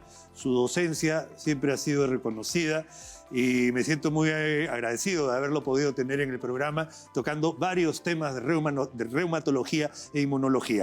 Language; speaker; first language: Spanish; native; Spanish